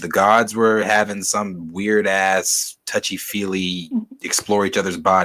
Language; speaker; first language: English; native; English